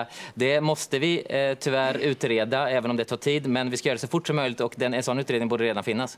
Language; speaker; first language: Swedish; native; Swedish